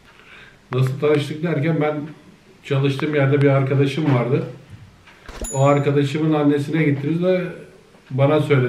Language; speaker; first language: Turkish; native; Turkish